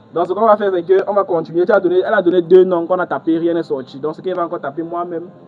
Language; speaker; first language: French; native; French